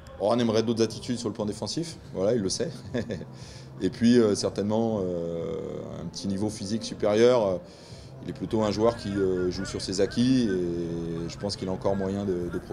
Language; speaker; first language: French; native; French